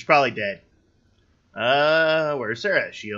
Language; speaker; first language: English; native; English